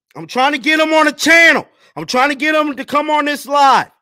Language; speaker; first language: English; native; English